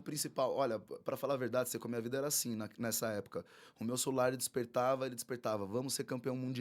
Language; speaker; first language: Portuguese; native; Portuguese